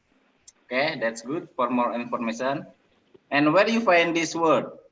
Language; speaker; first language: English; non-native, learner; Indonesian